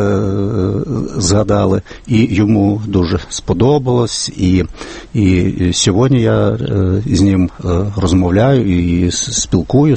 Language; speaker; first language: Ukrainian; non-native, fluent; Lithuanian